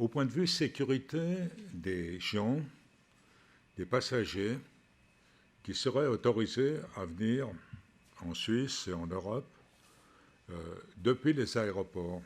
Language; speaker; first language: French; native; French